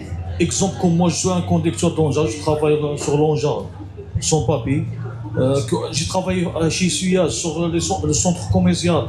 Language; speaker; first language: French; non-native, learner; Arabic